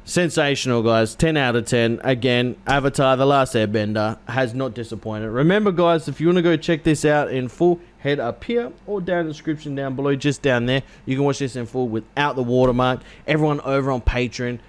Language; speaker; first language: English; native; English